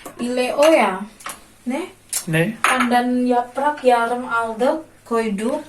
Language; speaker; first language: Turkish; non-native, learner; Indonesian